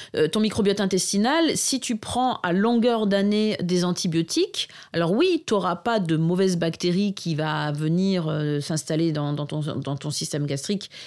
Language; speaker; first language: French; native; French